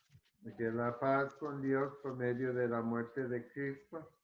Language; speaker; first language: Spanish; early bilingual, heritage; Spanish